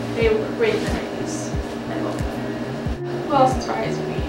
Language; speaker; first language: English; native; English